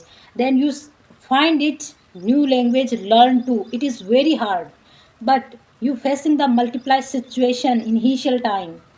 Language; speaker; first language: English; non-native, learner; Marwari